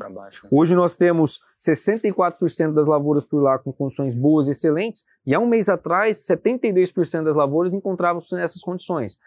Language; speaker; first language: Portuguese; native; Portuguese